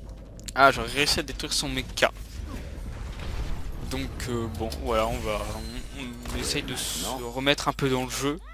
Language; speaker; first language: French; native; French